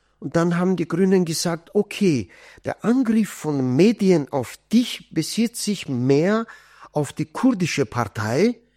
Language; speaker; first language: German; non-native, fluent; Kurdish